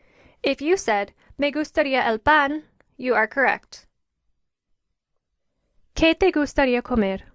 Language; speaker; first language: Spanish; non-native, fluent; English